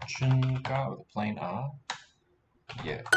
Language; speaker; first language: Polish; non-native, learner; English